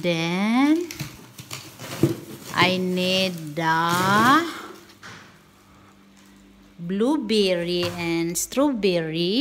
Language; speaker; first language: English; non-native, local second language; Filipino